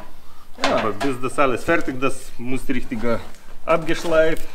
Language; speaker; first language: German; non-native, learner; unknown